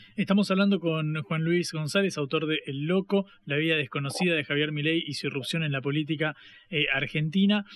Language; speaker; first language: Spanish; native; Spanish